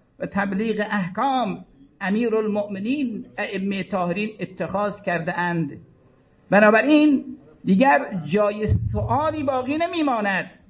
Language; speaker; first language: Persian; native; Persian